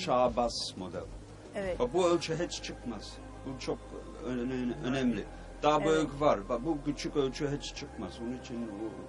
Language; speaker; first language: Turkish; early bilingual, heritage; Turkish